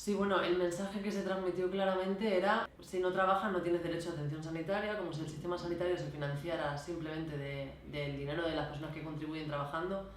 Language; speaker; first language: Spanish; native; Spanish